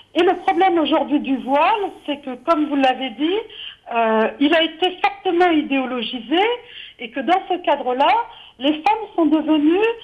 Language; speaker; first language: French; native; French